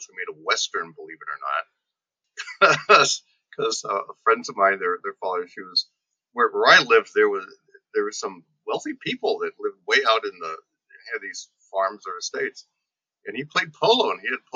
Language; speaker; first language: English; native; English